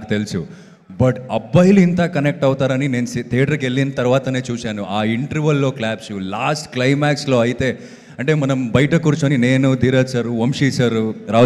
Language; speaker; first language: Telugu; non-native, local second language; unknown